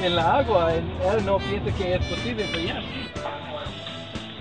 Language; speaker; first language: Spanish; non-native, learner; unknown